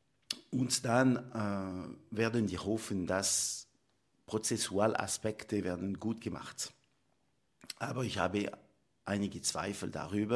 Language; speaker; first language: German; non-native, local second language; French